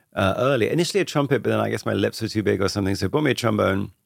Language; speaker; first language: English; native; English